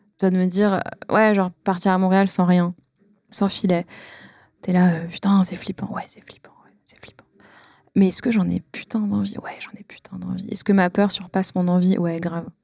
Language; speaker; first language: French; native; French